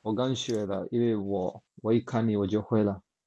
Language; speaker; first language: Chinese; non-native, learner; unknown